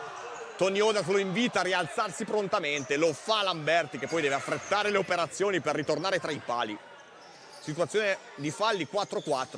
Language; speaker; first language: Italian; native; Italian